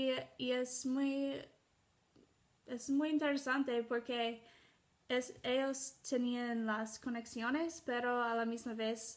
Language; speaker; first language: Spanish; non-native, learner; English